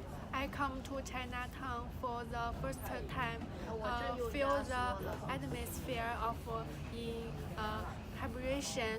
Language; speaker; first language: English; non-native, learner; Chinese